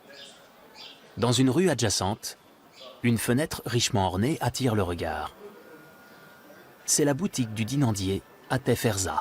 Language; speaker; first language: French; native; French